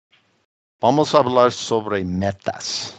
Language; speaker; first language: Spanish; non-native, fluent; English